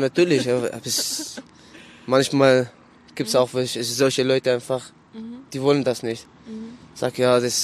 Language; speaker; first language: German; non-native, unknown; Arabic